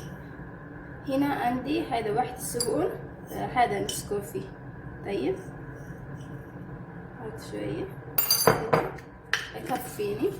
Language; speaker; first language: Arabic; non-native, learner; Amharic